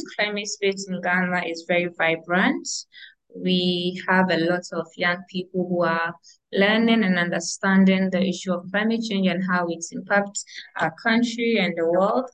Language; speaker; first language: English; non-native, local second language; Ewe